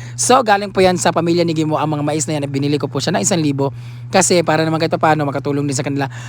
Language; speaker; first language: Filipino; non-native, local second language; Cebuano